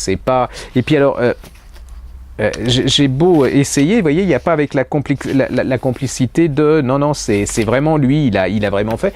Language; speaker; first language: French; native; French